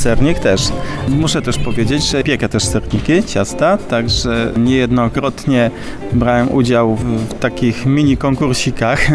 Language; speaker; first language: Polish; native; Polish